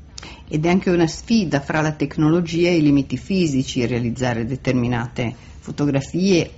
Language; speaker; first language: Italian; native; Italian